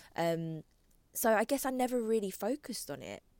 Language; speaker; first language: English; native; English